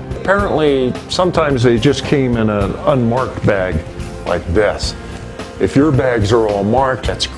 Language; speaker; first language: English; native; English